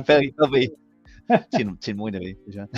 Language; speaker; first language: Welsh; non-native, fluent; English